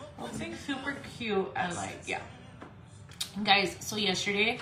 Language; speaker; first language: English; early bilingual, other home language; Spanish